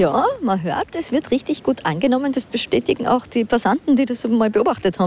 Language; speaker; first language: German; native; German